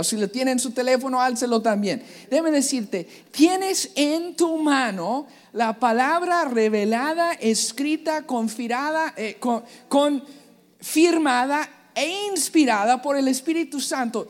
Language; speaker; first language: Spanish; native; Spanish